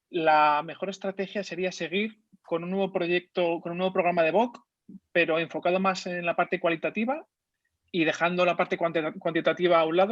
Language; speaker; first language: Spanish; native; Spanish